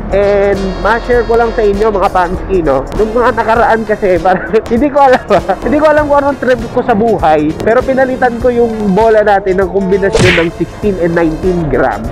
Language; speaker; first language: Filipino; non-native, local second language; Hiligaynon